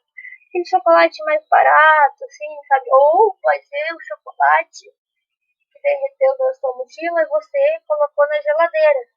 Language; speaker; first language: Portuguese; native; Portuguese